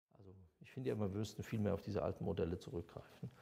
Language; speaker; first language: German; native; German